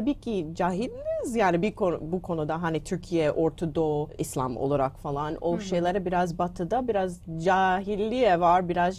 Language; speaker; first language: Turkish; non-native, learner; English